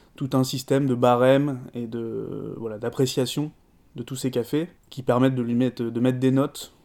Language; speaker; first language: French; native; French